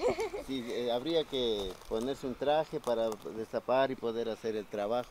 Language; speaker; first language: Spanish; native; Spanish